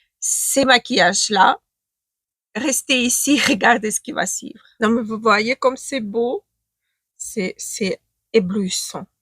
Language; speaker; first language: French; non-native, fluent; Ukrainian